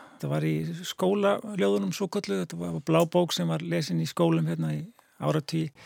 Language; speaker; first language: Icelandic; native; Icelandic